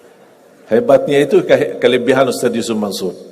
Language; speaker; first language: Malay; non-native, fluent; Arabic